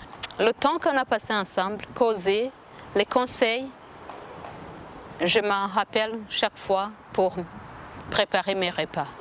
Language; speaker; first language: French; non-native, local second language; Kinyarwanda